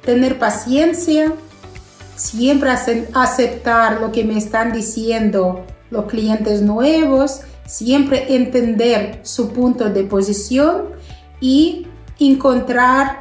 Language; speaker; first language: Spanish; non-native, fluent; Russian